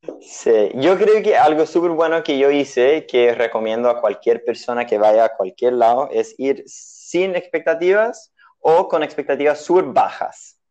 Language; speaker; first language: Spanish; non-native, fluent; English